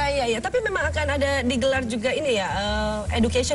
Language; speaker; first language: Indonesian; native; Indonesian